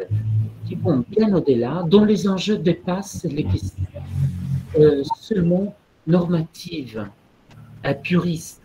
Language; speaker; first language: French; non-native, fluent; Italian